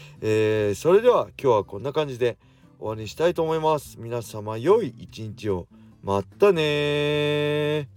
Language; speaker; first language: Japanese; native; Japanese